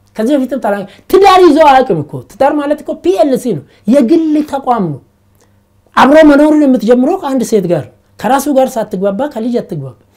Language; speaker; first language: Amharic; non-native, local second language; Oromo